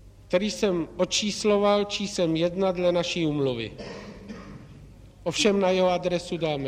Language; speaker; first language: Czech; native; Czech